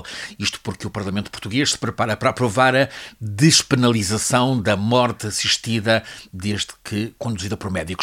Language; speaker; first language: Portuguese; native; Portuguese